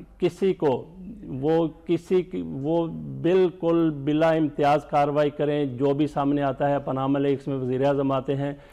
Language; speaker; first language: Urdu; native; Urdu